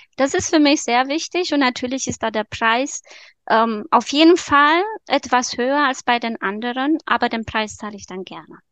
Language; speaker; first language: German; non-native, fluent; Romanian